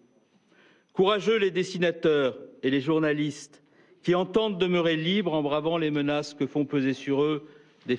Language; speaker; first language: French; native; French